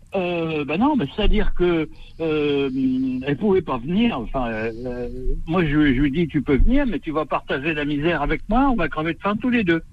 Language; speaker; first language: French; native; French